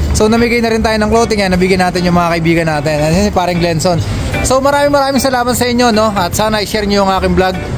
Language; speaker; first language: Filipino; native; Filipino